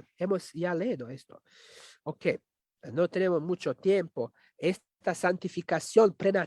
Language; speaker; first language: Spanish; non-native, fluent; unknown